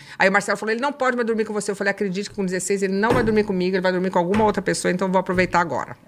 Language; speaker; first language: Portuguese; native; Portuguese